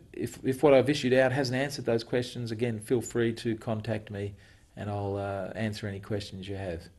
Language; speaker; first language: English; native; English